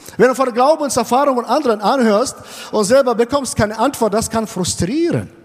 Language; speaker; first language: German; non-native, fluent; Russian